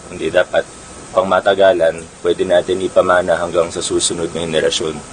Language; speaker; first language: Filipino; native; Filipino